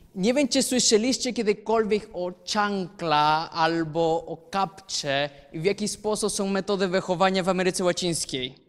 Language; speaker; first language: Polish; non-native, fluent; Spanish